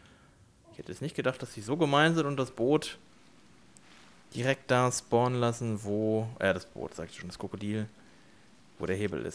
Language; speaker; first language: German; native; German